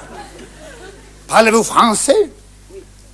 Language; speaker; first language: French; non-native, learner; Czech